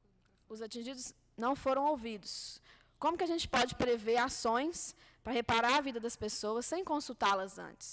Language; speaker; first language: Portuguese; native; Portuguese